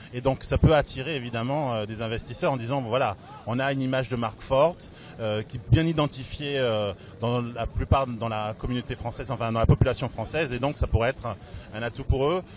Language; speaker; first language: French; native; French